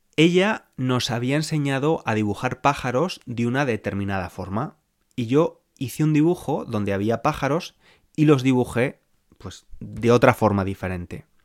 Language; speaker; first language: Spanish; native; Spanish